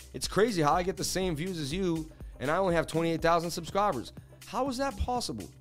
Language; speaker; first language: English; native; English